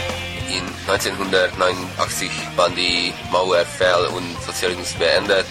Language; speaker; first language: German; non-native, learner; Hungarian